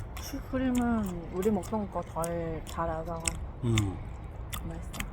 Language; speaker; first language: Korean; non-native, learner; Vietnamese